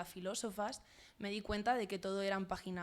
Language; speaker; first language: Spanish; native; Spanish